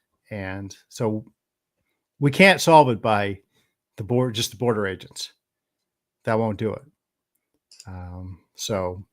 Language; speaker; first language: English; native; English